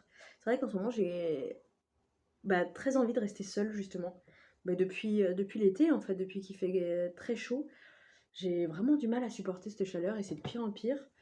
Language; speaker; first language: French; native; French